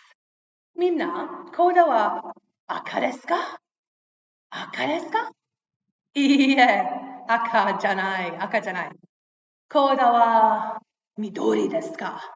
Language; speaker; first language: Japanese; non-native, fluent; English